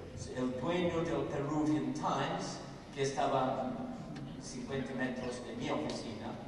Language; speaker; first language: Spanish; non-native, fluent; English